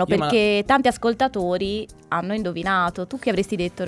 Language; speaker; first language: Italian; native; Italian